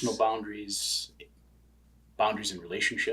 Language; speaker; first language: English; native; English